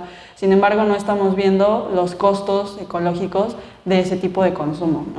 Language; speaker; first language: Spanish; native; Spanish